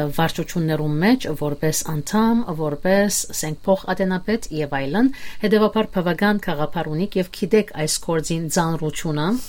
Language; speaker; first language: Armenian; native; Armenian